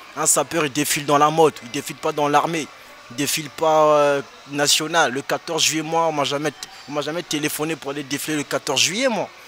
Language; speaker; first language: French; early bilingual, other home language; Lingala